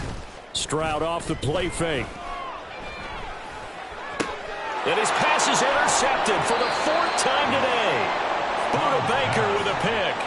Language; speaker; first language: English; native; English